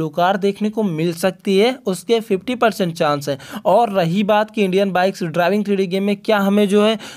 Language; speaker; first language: Hindi; native; Hindi